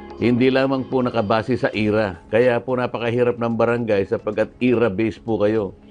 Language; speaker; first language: Filipino; native; Filipino